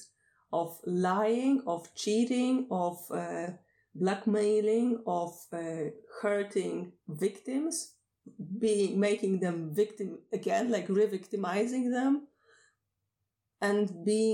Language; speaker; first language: English; non-native, fluent; Polish